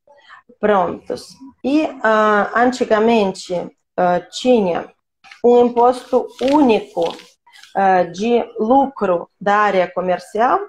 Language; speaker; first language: Portuguese; non-native, fluent; Russian